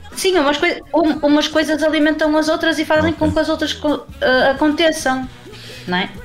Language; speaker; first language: Portuguese; native; Portuguese